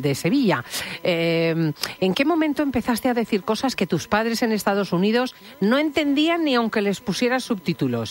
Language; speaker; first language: Spanish; native; Spanish